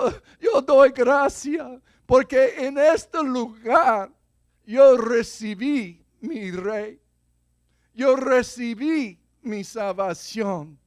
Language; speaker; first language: Spanish; non-native, fluent; English